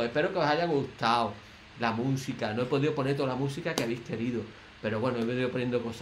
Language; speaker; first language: Spanish; native; Spanish